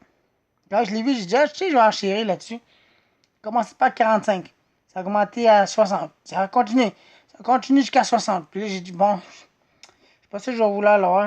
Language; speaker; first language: French; native; French